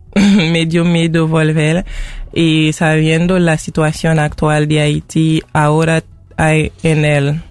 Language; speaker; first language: Spanish; non-native, fluent; Haitian Creole